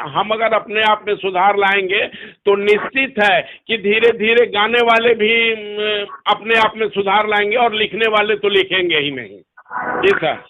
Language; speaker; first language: Hindi; non-native, local second language; Bhojpuri